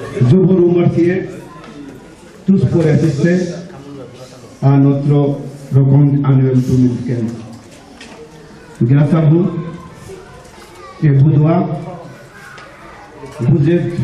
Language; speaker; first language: French; non-native, learner; Bangla